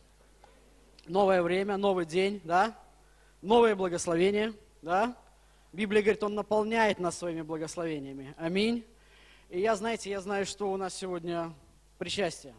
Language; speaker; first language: Russian; native; Russian